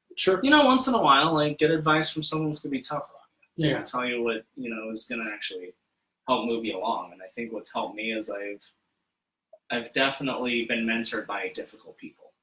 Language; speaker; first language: English; native; English